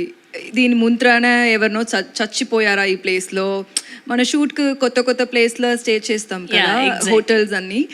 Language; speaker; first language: Telugu; non-native, local second language; Tamil